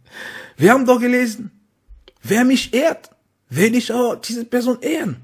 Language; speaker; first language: German; non-native, fluent; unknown